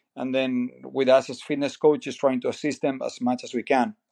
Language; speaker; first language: English; non-native, fluent; Spanish